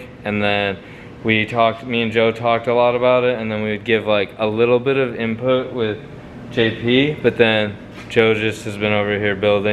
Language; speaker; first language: English; native; English